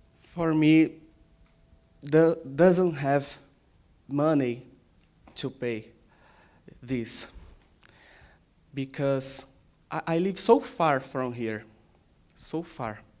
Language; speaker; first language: English; non-native, learner; Portuguese